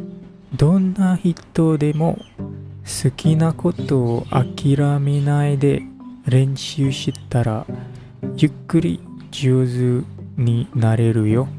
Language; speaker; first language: Japanese; non-native, learner; English